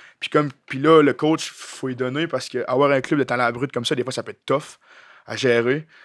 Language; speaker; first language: French; native; French